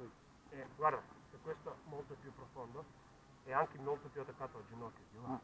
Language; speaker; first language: Italian; non-native, fluent; Russian